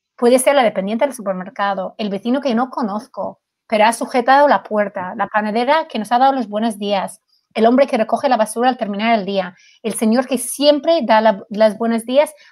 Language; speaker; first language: Spanish; non-native, fluent; English